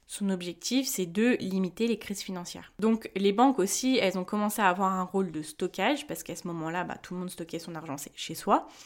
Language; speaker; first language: French; early bilingual, other home language; Spanish